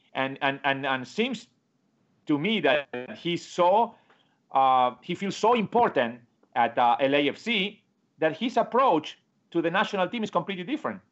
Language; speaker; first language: English; non-native, fluent; Spanish